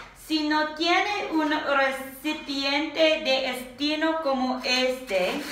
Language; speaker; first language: Spanish; non-native, learner; English